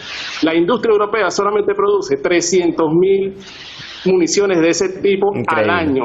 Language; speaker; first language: Spanish; native; Spanish